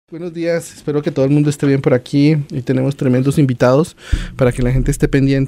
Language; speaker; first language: Spanish; native; Spanish